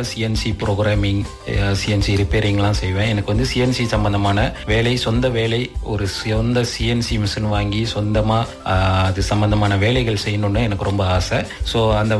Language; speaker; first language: Tamil; early bilingual, heritage; Tamil